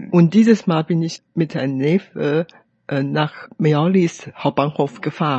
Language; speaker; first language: German; non-native, fluent; Chinese